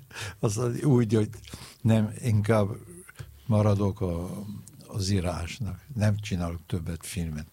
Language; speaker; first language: Hungarian; non-native, fluent; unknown